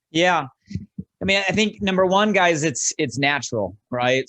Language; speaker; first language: English; native; English